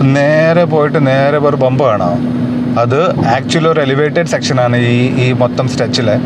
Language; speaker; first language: Malayalam; early bilingual, heritage; Malayalam